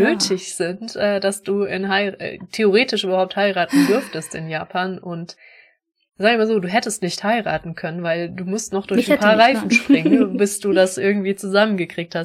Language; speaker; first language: German; native; German